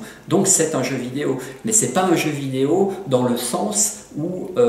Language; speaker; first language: French; native; French